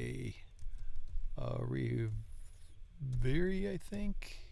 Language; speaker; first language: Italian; non-native, learner; English